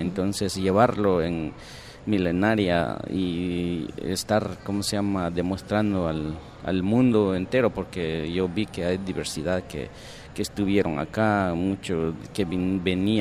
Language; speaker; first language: Spanish; non-native, local second language; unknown